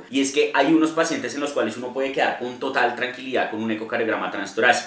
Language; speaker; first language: Spanish; native; Spanish